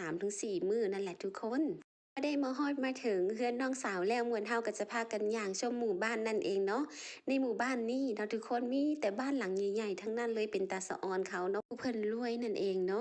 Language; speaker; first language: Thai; non-native, local second language; Lao